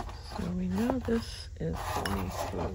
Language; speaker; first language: English; native; English